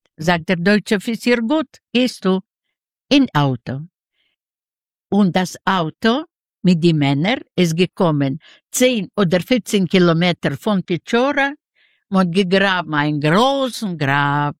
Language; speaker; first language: German; non-native, fluent; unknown